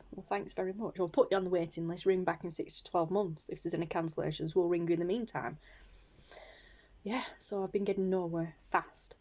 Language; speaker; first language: English; native; English